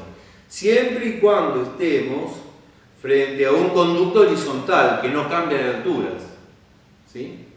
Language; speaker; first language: Spanish; native; Spanish